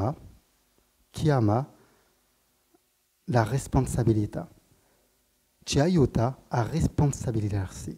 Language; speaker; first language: Italian; non-native, fluent; French